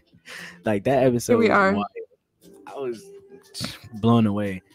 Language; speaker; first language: English; native; English